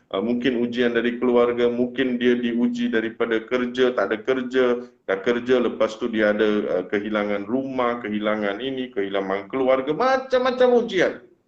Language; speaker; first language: Malay; non-native, local second language; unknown